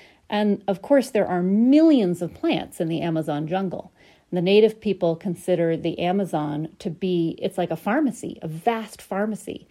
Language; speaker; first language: English; native; English